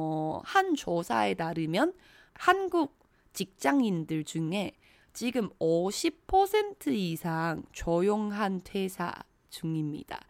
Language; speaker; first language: Korean; non-native, fluent; Chinese